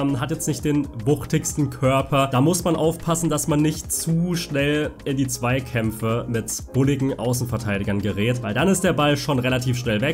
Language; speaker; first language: German; native; German